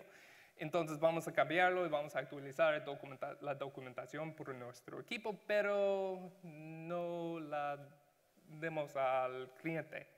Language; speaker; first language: Spanish; non-native, learner; English